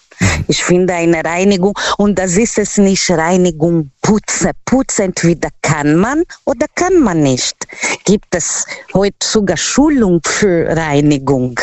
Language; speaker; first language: German; non-native, fluent; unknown